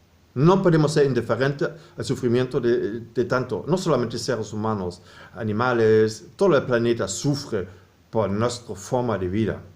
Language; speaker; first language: Spanish; non-native, fluent; German